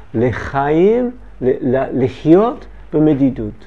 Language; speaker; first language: Hebrew; non-native, learner; English